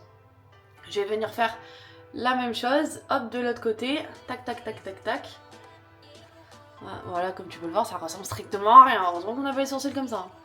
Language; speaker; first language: French; native; French